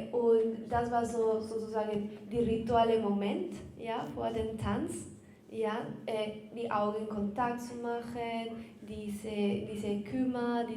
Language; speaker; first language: German; non-native, learner; Spanish